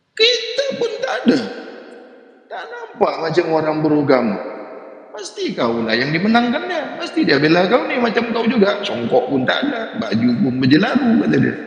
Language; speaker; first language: Malay; native; Malay